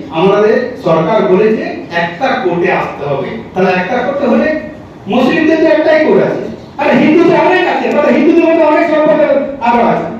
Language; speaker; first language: Bangla; non-native, local second language; Santali